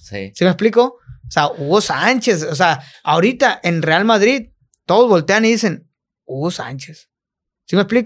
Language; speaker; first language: Spanish; native; Spanish